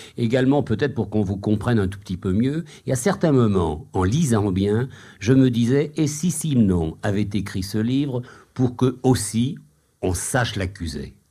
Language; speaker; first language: French; native; French